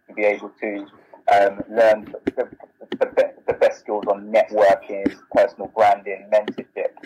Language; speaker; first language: English; native; English